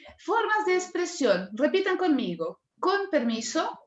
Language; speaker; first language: Spanish; non-native, fluent; Portuguese